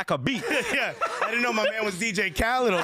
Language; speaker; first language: English; native; English